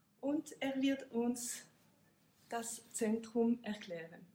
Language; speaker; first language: German; non-native, fluent; French